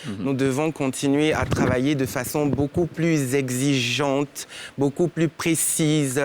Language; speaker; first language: French; native; French